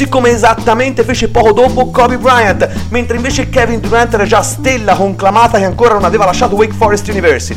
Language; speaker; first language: Italian; native; Italian